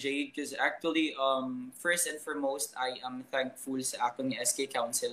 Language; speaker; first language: English; non-native, local second language; Hiligaynon